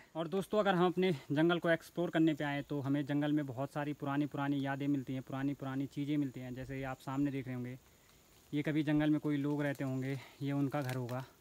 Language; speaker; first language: Hindi; native; Hindi